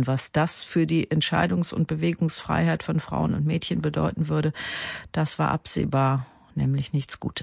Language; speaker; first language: German; native; German